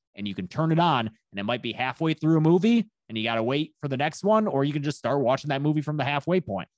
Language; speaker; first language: English; native; English